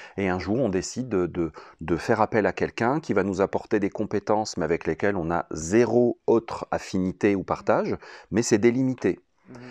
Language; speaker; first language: French; native; French